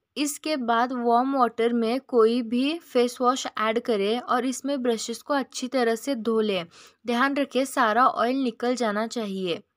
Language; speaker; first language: Hindi; native; Hindi